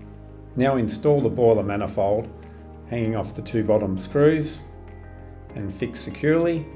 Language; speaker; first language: English; native; English